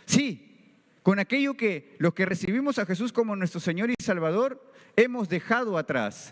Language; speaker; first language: Spanish; native; Spanish